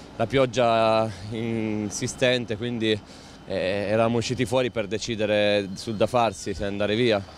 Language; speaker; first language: Italian; native; Italian